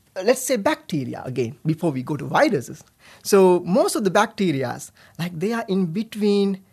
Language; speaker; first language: English; non-native, local second language; Sinhala